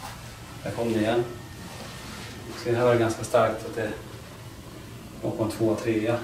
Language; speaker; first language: Swedish; native; Swedish